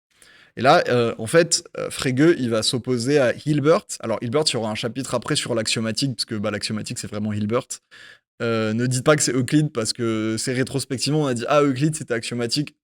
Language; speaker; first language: French; native; French